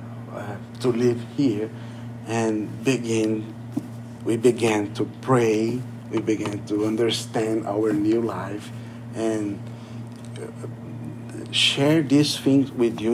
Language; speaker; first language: English; non-native, learner; Portuguese